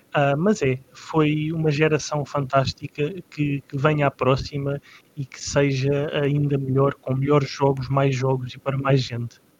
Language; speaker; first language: Portuguese; native; Portuguese